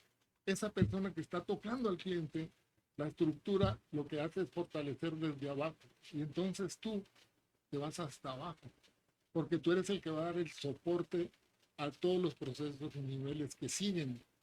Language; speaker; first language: Spanish; native; Spanish